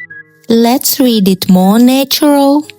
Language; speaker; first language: English; non-native, fluent; Russian